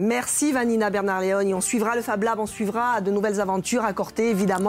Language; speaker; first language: French; native; French